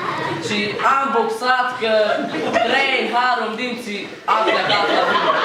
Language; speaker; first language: Romanian; non-native, learner; Hungarian